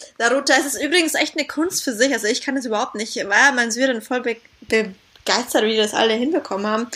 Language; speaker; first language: German; native; German